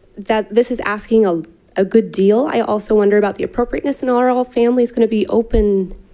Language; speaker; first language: English; native; English